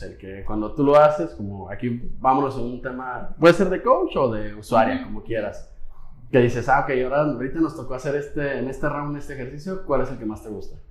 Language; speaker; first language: Spanish; native; Spanish